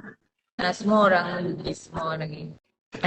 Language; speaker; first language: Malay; non-native, local second language; Buginese